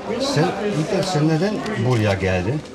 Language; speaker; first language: Turkish; non-native, fluent; Dutch